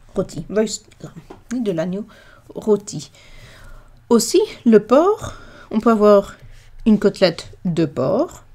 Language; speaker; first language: French; non-native, fluent; English